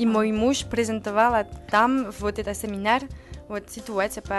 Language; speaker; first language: Russian; non-native, learner; French